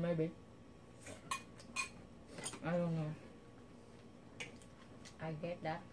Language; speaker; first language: English; non-native, learner; Vietnamese